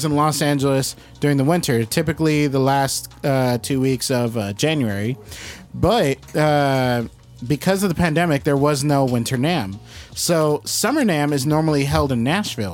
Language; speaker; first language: English; early bilingual, other home language; Spanish